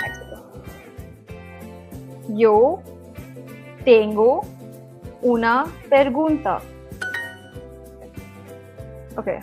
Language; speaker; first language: Spanish; non-native, learner; Hindi